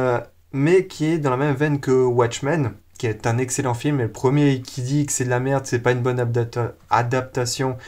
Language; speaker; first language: French; native; French